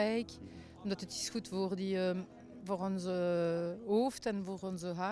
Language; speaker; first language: Dutch; non-native, learner; French